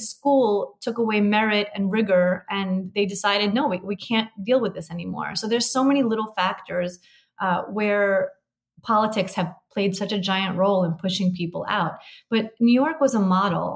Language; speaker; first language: English; native; English